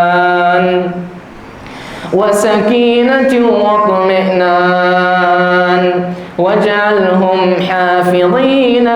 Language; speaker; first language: Indonesian; non-native, learner; Arabic